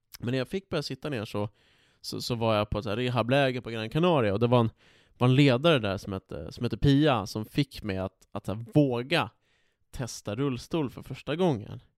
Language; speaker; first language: Swedish; native; Swedish